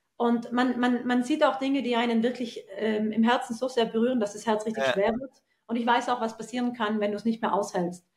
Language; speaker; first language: German; native; German